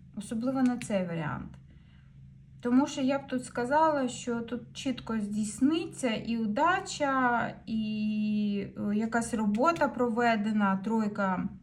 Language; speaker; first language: Ukrainian; non-native, local second language; Russian